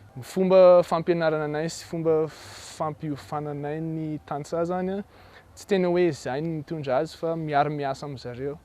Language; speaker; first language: Malagasy; non-native, fluent; English